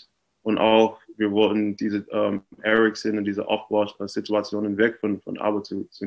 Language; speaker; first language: German; non-native, fluent; English